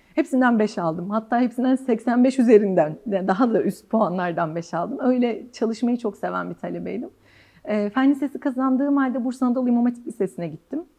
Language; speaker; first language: Turkish; native; Turkish